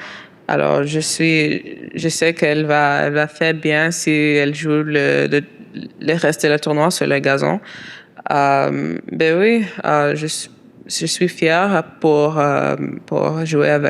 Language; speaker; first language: French; non-native, local second language; English